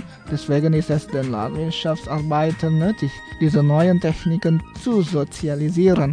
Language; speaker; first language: German; non-native, fluent; Indonesian